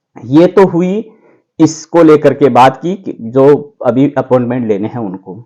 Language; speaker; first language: Hindi; native; Hindi